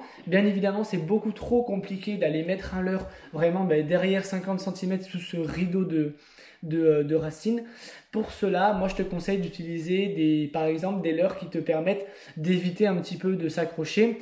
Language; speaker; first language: French; native; French